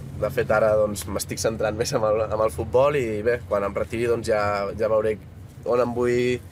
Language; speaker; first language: Catalan; native; Catalan